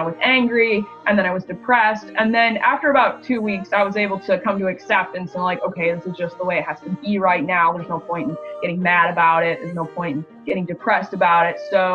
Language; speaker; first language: English; native; English